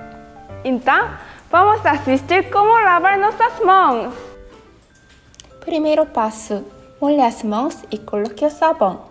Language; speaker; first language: Portuguese; non-native, fluent; Korean